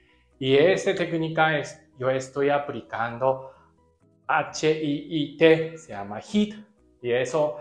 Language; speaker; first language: Spanish; non-native, learner; Japanese